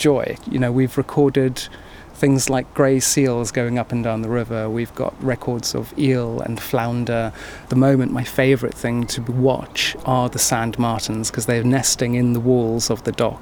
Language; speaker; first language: English; native; English